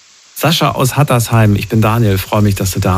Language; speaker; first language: German; native; German